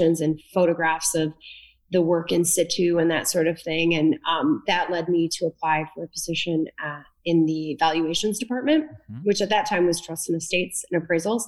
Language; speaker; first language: English; native; English